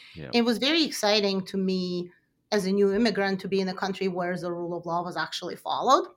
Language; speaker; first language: English; early bilingual, other home language; Russian